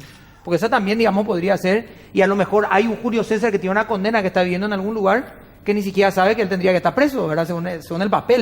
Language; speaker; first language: Spanish; native; Spanish